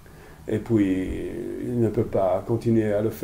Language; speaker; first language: French; non-native, fluent; Italian